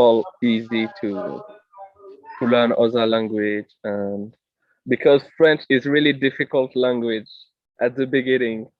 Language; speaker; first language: English; non-native, fluent; French